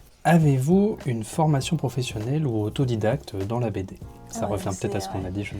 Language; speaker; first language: French; native; French